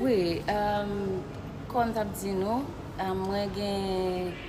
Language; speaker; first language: French; non-native, learner; Haitian Creole